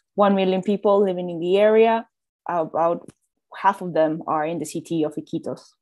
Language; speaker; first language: English; non-native, fluent; Spanish